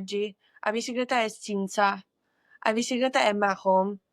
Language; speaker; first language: Portuguese; non-native, learner; English